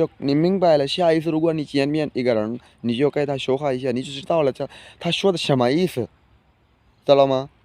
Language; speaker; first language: Chinese; non-native, learner; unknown